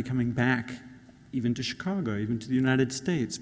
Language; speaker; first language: English; native; English